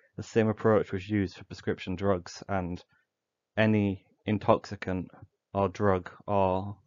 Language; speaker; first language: English; native; English